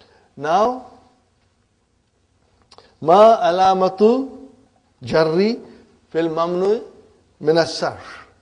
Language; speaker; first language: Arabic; non-native, fluent; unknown